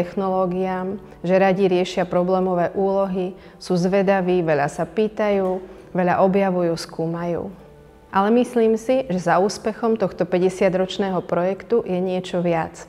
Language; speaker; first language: Slovak; native; Slovak